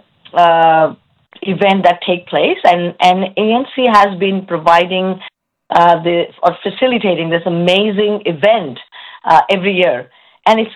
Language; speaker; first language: English; non-native, local second language; Bangla